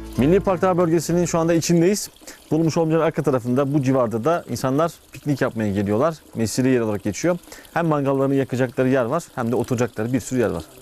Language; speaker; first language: Turkish; native; Turkish